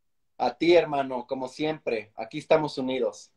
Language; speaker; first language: Spanish; native; Spanish